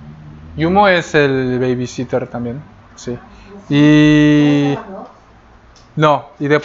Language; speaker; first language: Spanish; non-native, fluent; Korean